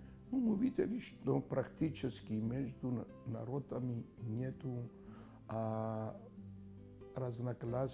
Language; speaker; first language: Russian; non-native, fluent; Greek